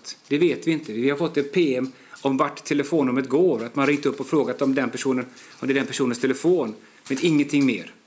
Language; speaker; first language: Swedish; native; Swedish